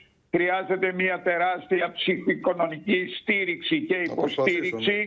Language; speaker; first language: Greek; native; Greek